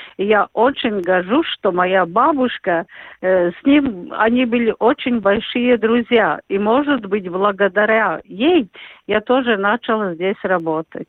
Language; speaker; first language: Russian; non-native, local second language; Latvian